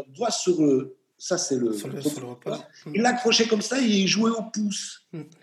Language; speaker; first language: French; native; French